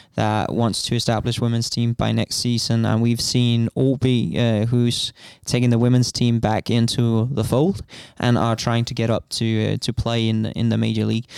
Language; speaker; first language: English; non-native, fluent; Danish